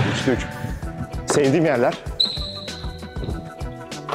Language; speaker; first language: Turkish; native; Turkish